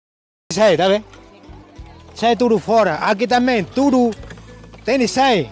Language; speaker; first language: Portuguese; non-native, learner; Vietnamese